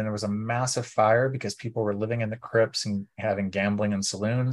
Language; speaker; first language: English; native; English